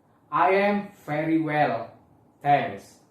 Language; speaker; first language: English; non-native, learner; Indonesian